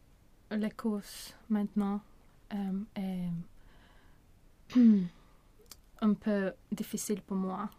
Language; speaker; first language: French; non-native, learner; Swedish